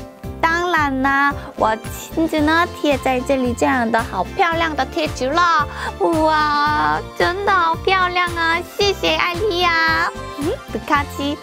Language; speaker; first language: Chinese; non-native, fluent; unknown